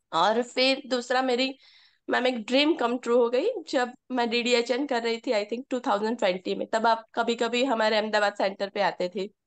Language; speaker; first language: Hindi; native; Hindi